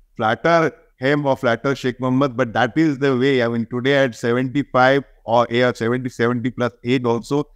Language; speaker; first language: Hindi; native; Hindi